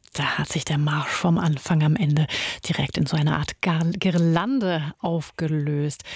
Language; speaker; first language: German; native; German